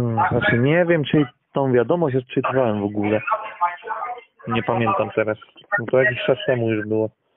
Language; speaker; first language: Polish; native; Polish